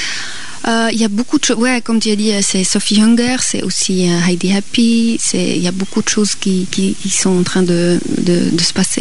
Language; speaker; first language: French; non-native, local second language; German